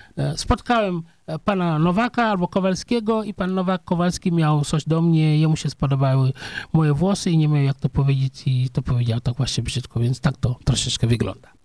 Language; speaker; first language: Polish; non-native, fluent; Serer